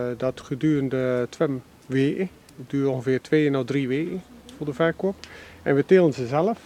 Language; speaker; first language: Dutch; native; Dutch